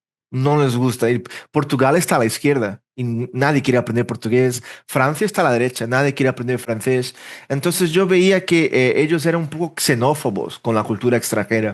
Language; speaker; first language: Spanish; early bilingual, heritage; Portuguese